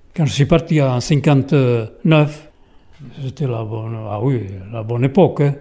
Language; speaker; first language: French; non-native, local second language; Basque